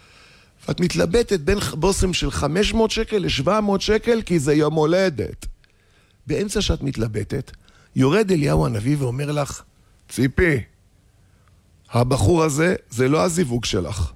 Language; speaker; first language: Hebrew; native; Hebrew